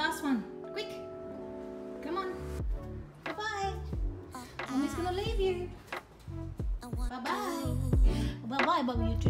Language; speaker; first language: English; native; English